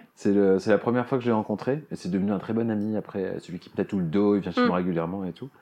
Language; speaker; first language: French; native; French